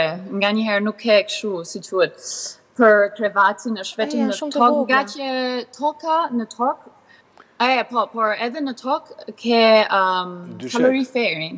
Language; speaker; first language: Albanian; early bilingual, heritage; Albanian